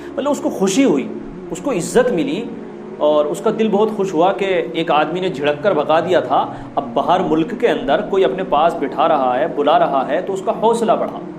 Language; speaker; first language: Urdu; native; Urdu